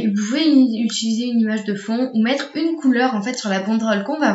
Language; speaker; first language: French; native; French